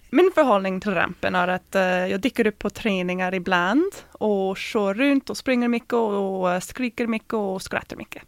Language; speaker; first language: Swedish; non-native, fluent; English